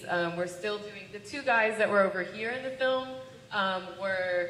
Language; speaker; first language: English; native; English